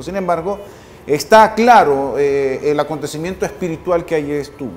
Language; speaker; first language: Spanish; native; Spanish